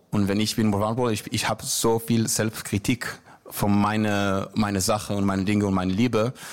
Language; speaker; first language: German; non-native, learner; Hebrew